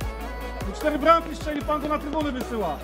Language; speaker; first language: Polish; native; Polish